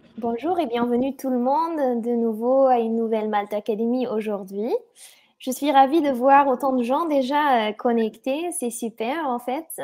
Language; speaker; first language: French; non-native, fluent; German